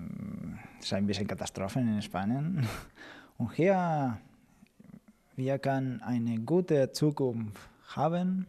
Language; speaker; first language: German; non-native, learner; Spanish